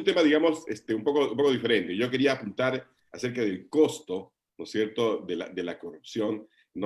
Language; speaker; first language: Spanish; native; Spanish